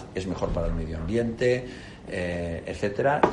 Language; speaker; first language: Spanish; native; Spanish